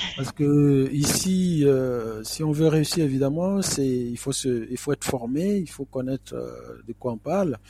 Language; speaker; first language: French; non-native, local second language; Fula